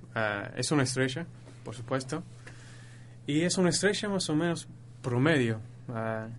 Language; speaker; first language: Spanish; non-native, fluent; English